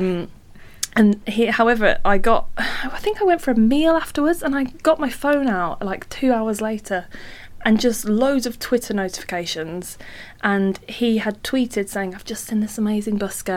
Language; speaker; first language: English; native; English